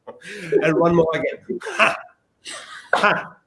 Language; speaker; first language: English; non-native, learner; German